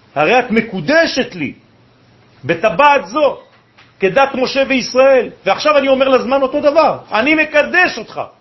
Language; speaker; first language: Hebrew; non-native, fluent; French